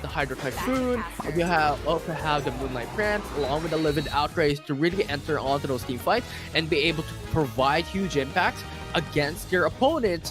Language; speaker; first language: English; non-native, local second language; Filipino